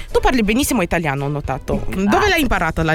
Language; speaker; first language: Italian; native; Italian